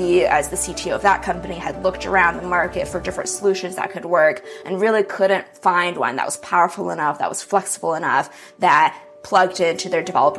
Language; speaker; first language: English; early bilingual, other home language; Chinese